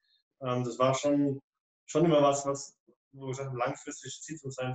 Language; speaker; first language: German; native; German